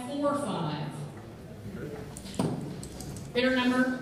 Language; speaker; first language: English; native; English